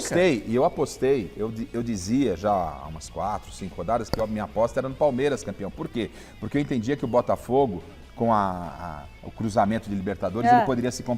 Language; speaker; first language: Portuguese; native; Portuguese